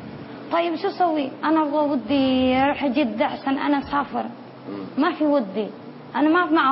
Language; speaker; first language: Arabic; non-native, learner; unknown